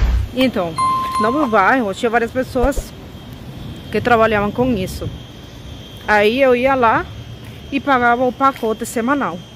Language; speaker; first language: Portuguese; non-native, fluent; Spanish